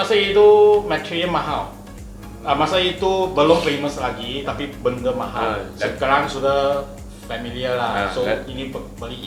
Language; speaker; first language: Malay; non-native, local second language; Chinese